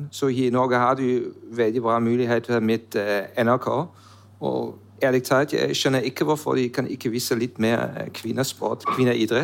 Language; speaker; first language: Norwegian; non-native, learner; German